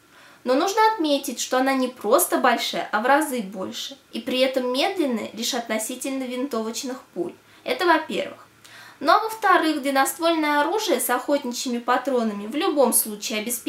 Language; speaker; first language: Russian; native; Russian